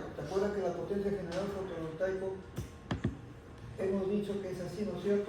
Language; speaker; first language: Spanish; native; Spanish